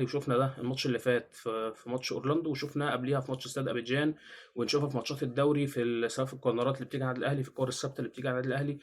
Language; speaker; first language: Arabic; native; Arabic